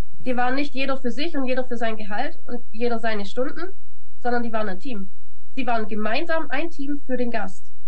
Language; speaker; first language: German; native; German